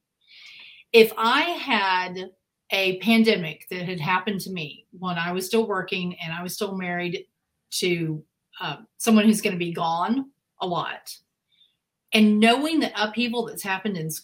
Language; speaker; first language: English; native; English